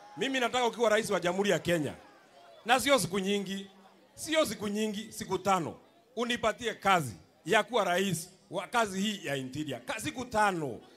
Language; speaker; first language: Swahili; non-native, local second language; Kikuyu